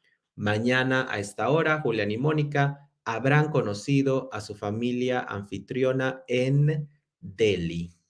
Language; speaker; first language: Spanish; non-native, fluent; English